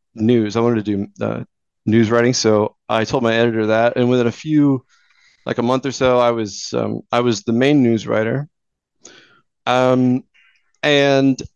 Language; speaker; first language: English; native; English